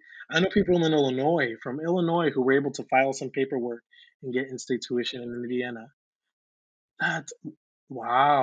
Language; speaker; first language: English; native; English